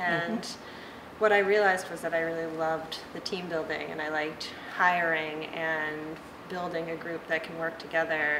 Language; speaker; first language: English; native; English